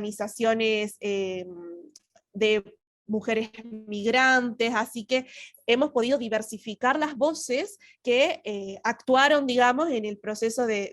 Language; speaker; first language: Spanish; native; Spanish